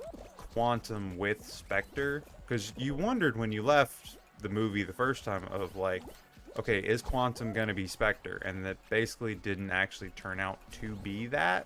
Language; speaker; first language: English; native; English